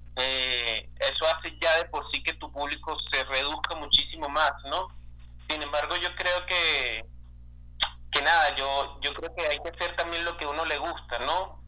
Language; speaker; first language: Spanish; native; Spanish